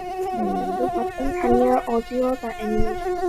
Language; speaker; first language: Malay; native; Malay